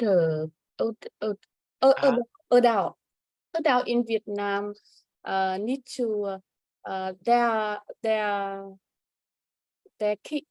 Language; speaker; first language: English; non-native, learner; Vietnamese